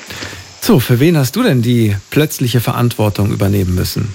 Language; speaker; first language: German; native; German